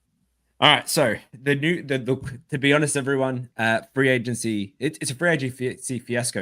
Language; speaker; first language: English; native; English